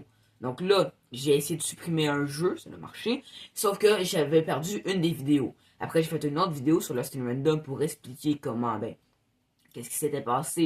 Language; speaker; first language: French; native; French